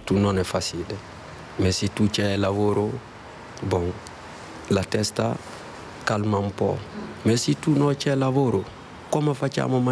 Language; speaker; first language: Italian; non-native, learner; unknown